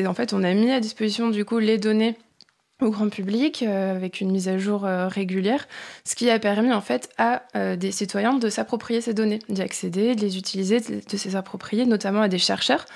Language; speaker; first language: French; native; French